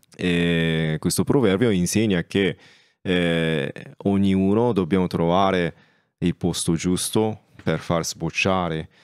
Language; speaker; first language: Italian; non-native, fluent; Japanese